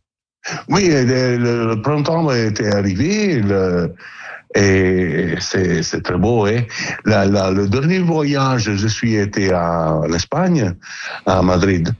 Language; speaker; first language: French; non-native, learner; Italian